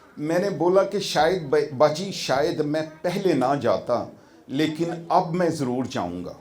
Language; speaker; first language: Urdu; non-native, local second language; Punjabi